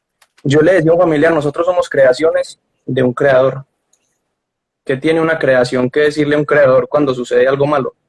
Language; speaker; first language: Spanish; native; Spanish